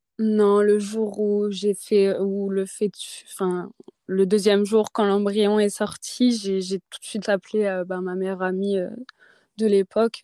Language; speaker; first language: French; native; French